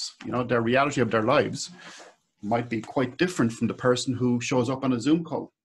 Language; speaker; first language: English; native; English